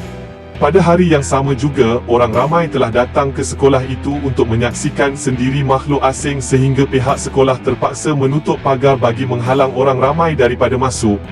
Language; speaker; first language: Malay; native; Malay